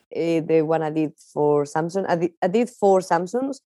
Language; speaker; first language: English; non-native, fluent; Spanish